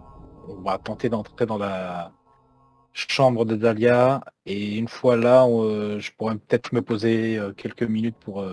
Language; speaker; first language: French; native; French